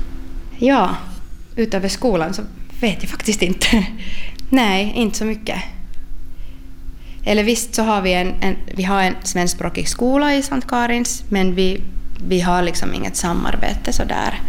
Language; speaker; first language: Swedish; non-native, local second language; Finnish